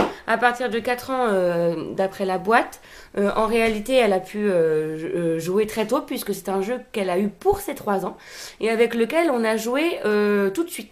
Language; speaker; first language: French; native; French